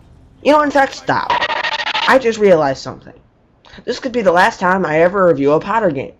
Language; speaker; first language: English; native; English